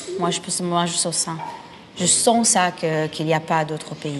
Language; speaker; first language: French; non-native, learner; Hebrew